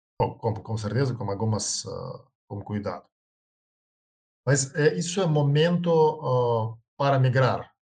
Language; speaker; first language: Portuguese; non-native, learner; Russian